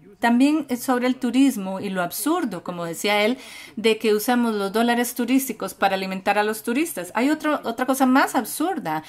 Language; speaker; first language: Spanish; non-native, fluent; English